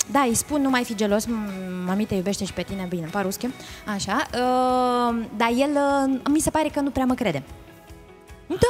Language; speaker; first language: Romanian; native; Romanian